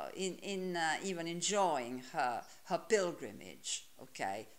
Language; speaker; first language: English; non-native, fluent; Italian